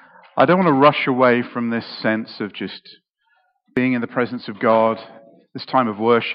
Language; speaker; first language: English; native; English